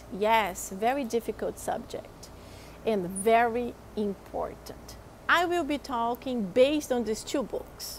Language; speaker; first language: English; non-native, fluent; Portuguese